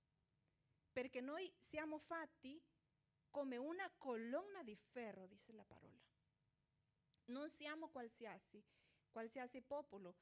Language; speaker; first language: Italian; non-native, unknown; Portuguese